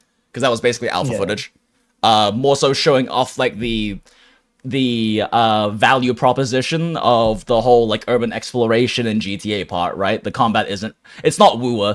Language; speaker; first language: English; native; English